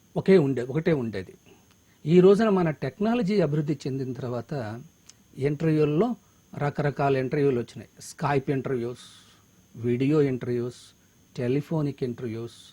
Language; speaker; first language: Telugu; native; Telugu